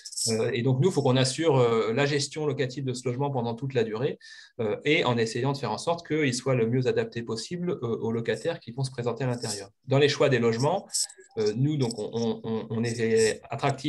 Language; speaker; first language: French; native; French